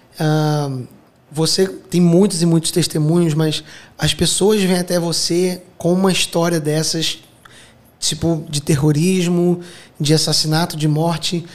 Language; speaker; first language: Portuguese; native; Portuguese